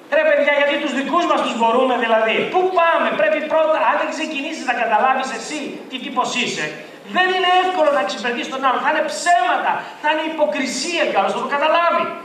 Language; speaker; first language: Greek; native; Greek